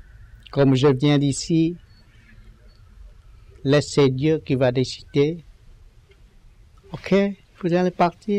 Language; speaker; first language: French; non-native, learner; Vietnamese